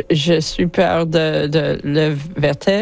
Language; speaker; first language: French; non-native, learner; English